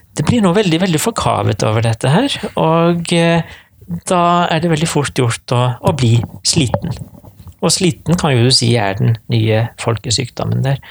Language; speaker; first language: Norwegian; native; Norwegian